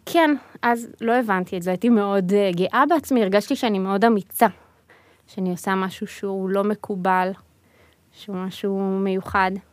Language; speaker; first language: Hebrew; early bilingual, other home language; Russian